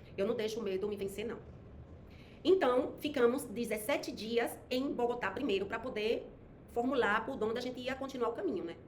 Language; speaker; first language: Portuguese; native; Portuguese